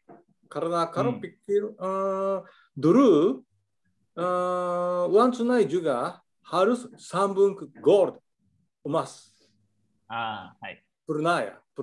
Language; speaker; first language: Indonesian; non-native, learner; Japanese